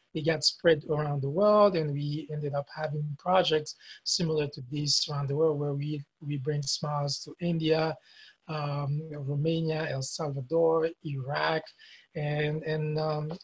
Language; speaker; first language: English; non-native, fluent; Haitian Creole